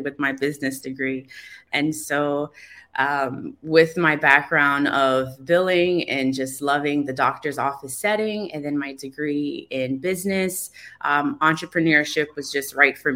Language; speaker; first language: English; native; English